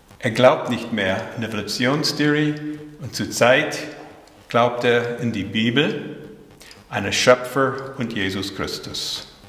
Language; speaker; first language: German; early bilingual, heritage; German